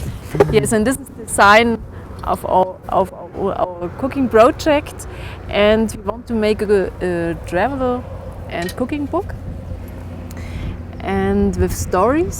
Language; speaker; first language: English; non-native, learner; German